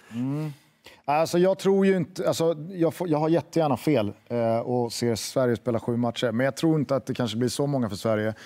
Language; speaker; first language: Swedish; native; Swedish